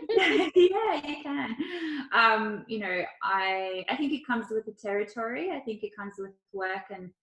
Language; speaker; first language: English; early bilingual, other home language; Ukrainian